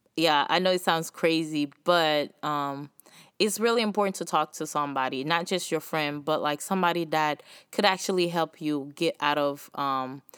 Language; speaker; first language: English; early bilingual, other home language; Haitian Creole